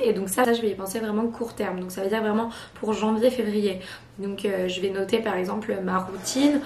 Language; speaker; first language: French; native; French